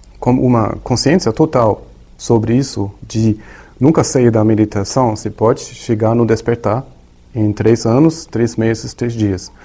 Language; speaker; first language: Portuguese; non-native, learner; German